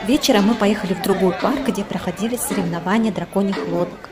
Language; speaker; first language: Russian; native; Russian